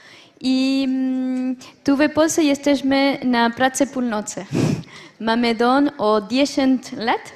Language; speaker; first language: Polish; non-native, learner; French